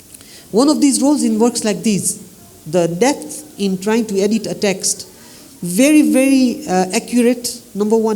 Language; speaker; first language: English; non-native, fluent; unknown